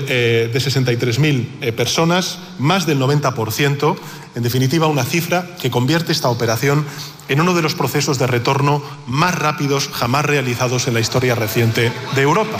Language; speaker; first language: Spanish; native; Spanish